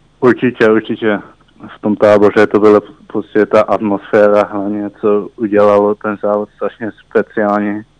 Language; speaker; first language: Czech; early bilingual, heritage; Czech